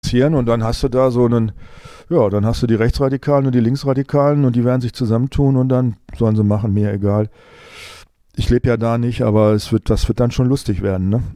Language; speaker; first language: German; native; German